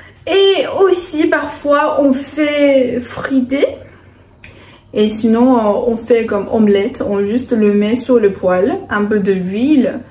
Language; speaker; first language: French; non-native, fluent; Chinese